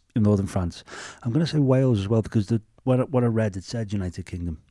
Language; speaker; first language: English; native; English